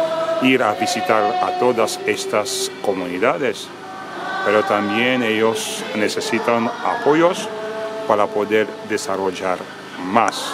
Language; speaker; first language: Spanish; non-native, fluent; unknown